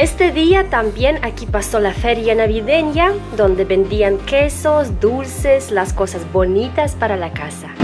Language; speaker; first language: Spanish; non-native, fluent; Russian